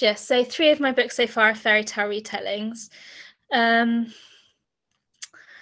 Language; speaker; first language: English; native; English